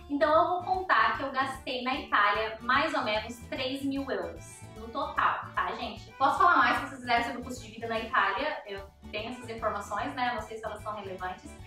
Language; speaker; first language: Portuguese; native; Portuguese